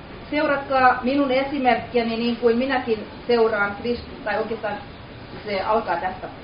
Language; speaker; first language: Finnish; native; Finnish